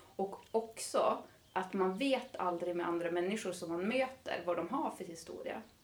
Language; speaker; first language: Swedish; native; Swedish